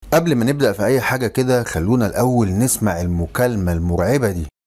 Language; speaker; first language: Arabic; native; Arabic